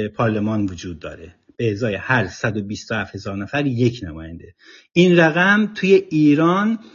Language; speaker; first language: Persian; native; Persian